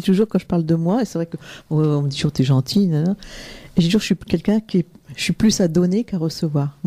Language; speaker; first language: French; native; French